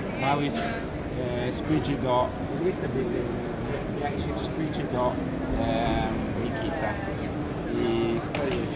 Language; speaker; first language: Polish; non-native, learner; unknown